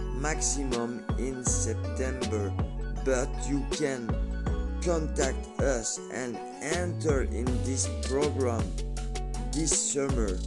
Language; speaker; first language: English; non-native, learner; French